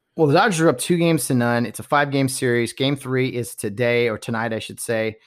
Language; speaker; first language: English; early bilingual, other home language; Dutch